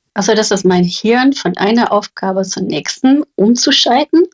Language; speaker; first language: German; non-native, fluent; English